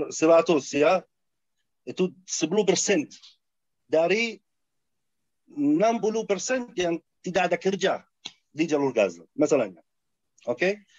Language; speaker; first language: Indonesian; non-native, fluent; Arabic